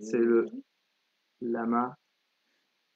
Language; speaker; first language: French; native; French